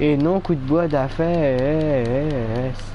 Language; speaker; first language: French; non-native, local second language; Réunion Creole French